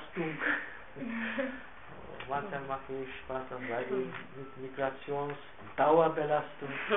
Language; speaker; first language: German; non-native, fluent; Turkish